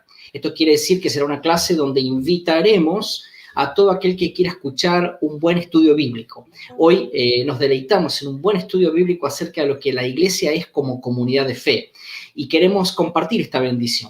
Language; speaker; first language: Spanish; native; Spanish